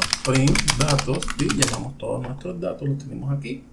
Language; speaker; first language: Spanish; native; Spanish